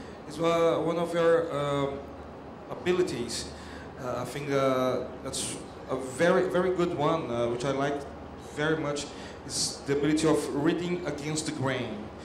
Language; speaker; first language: English; non-native, fluent; Portuguese